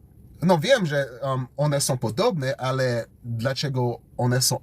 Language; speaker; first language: Polish; non-native, learner; English